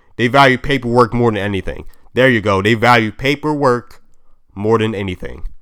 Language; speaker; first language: English; native; English